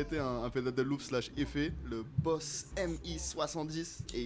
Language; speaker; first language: French; non-native, fluent; English